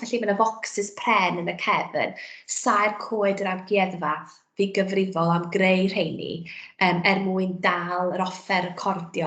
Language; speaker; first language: Welsh; native; Welsh